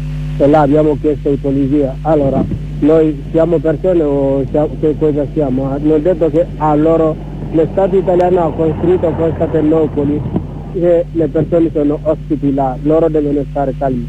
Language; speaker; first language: Italian; non-native, learner; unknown